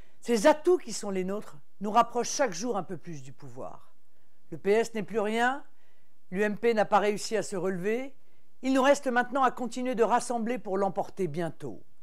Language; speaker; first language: French; native; French